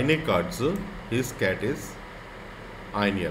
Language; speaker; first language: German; non-native, fluent; Hindi